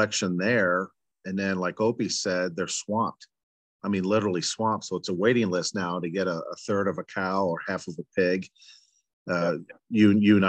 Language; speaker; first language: English; native; English